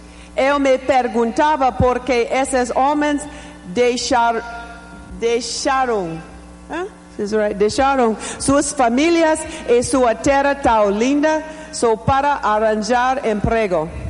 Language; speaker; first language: Portuguese; non-native, learner; English